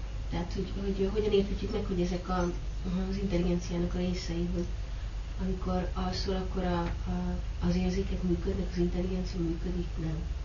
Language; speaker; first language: Hungarian; native; Hungarian